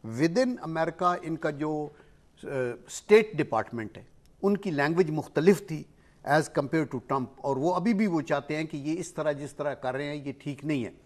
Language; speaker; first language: Urdu; native; Urdu